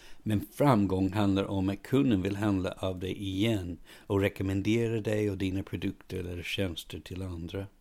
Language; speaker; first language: Swedish; non-native, fluent; English